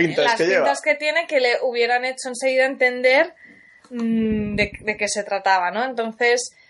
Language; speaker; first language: Spanish; native; Spanish